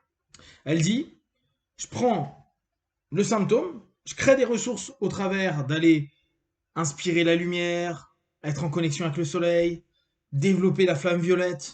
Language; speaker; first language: French; native; French